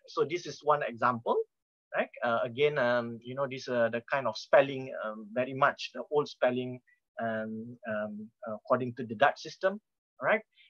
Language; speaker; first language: English; non-native, local second language; Malay